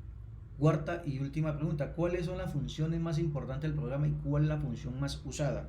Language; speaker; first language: Spanish; native; Spanish